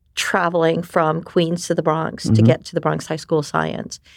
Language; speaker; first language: English; early bilingual, other home language; Japanese